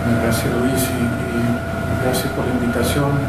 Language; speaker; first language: Spanish; non-native, fluent; English